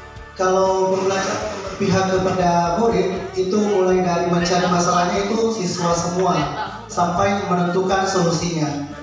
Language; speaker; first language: Indonesian; native; Indonesian